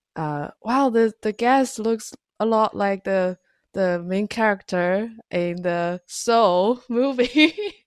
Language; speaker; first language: English; non-native, fluent; Chinese